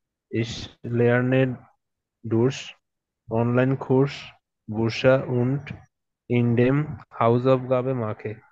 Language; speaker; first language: German; non-native, learner; Bangla